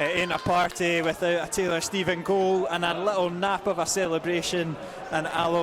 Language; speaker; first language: English; native; English